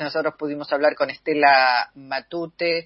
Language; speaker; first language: Spanish; native; Spanish